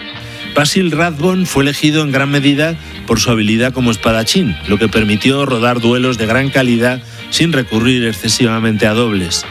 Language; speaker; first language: Spanish; native; Spanish